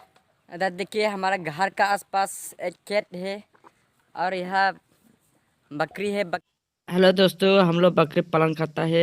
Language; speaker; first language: Hindi; non-native, local second language; Bodo